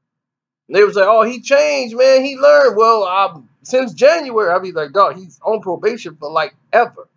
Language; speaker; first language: English; native; English